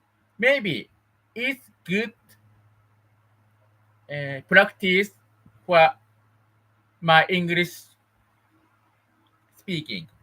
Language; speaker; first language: English; non-native, learner; Japanese